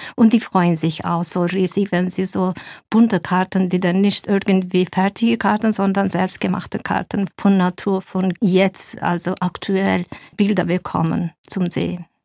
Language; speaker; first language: German; non-native, fluent; Zaza